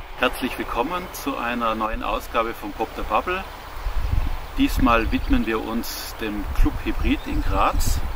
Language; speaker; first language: German; native; German